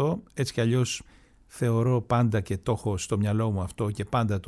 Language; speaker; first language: Greek; native; Greek